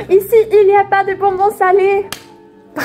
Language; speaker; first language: French; non-native, fluent; Swedish